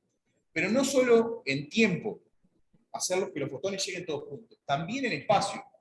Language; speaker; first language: Spanish; native; Spanish